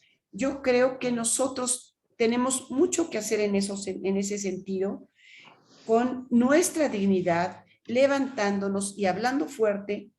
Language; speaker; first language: Spanish; native; Spanish